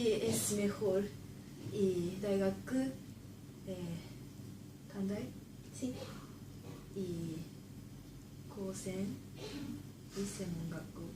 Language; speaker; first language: Spanish; non-native, learner; Japanese